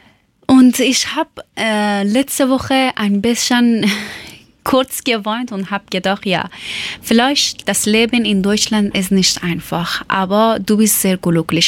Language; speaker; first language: German; non-native, learner; Persian